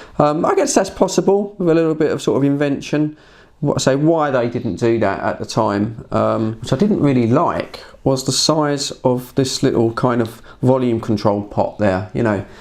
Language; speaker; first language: English; native; English